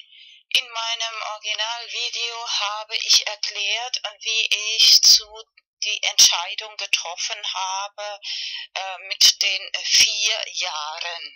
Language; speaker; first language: German; non-native, fluent; Spanish